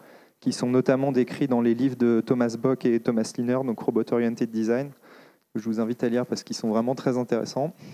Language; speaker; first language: French; native; French